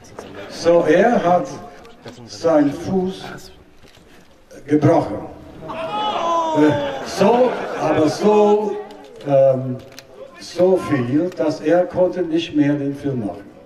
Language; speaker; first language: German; non-native, learner; Italian